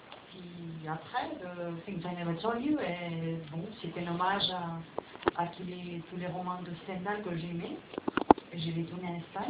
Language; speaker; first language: French; non-native, fluent; Spanish